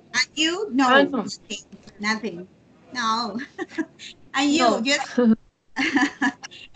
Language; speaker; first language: English; non-native, learner; Spanish